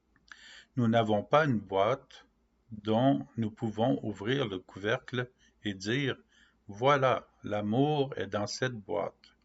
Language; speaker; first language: French; native; French